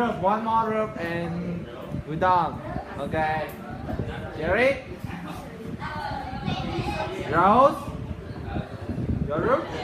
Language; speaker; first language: English; non-native, fluent; Vietnamese